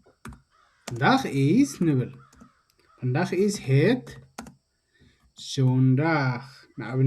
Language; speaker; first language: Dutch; non-native, fluent; Tigrinya